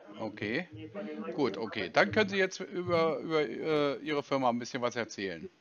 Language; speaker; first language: German; native; German